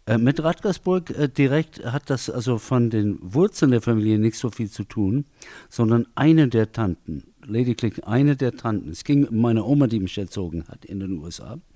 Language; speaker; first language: German; early bilingual, heritage; English